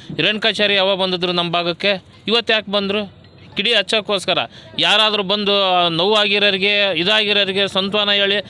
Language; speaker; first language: Kannada; native; Kannada